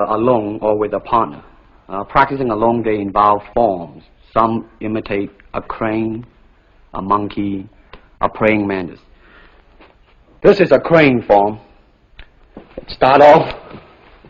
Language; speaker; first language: English; non-native, local second language; Cantonese